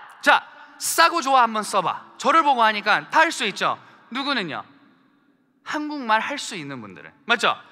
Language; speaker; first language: Korean; early bilingual, heritage; Korean